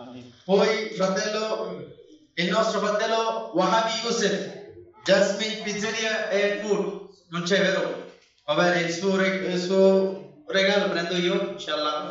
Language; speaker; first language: Italian; non-native, fluent; Bangla